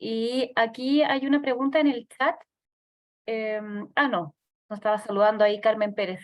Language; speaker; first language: Spanish; native; Spanish